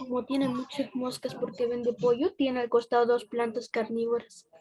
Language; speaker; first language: Spanish; native; Spanish